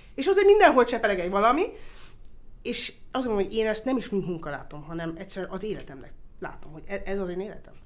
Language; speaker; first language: Hungarian; early bilingual, heritage; Hungarian